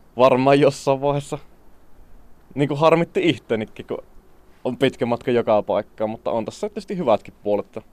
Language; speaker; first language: Finnish; native; Finnish